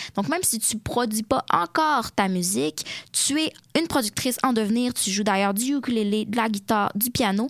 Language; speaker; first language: French; native; French